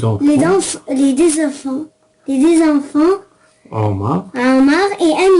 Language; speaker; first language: French; non-native, local second language; Arabic